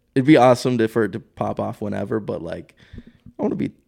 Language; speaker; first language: English; native; English